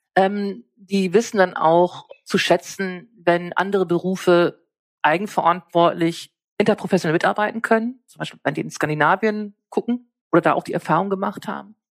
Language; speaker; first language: German; native; German